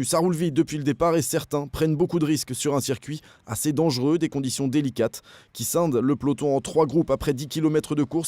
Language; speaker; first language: French; native; French